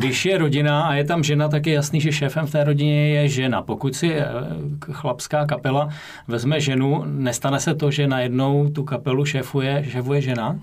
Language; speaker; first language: Czech; native; Czech